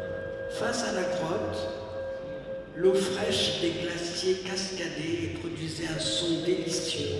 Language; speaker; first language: French; native; French